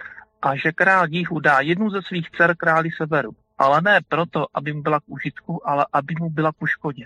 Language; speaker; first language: Czech; native; Czech